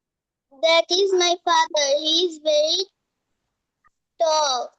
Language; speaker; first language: English; non-native, learner; Bangla